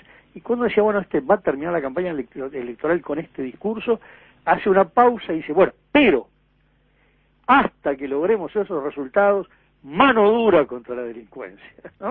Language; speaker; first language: Spanish; native; Spanish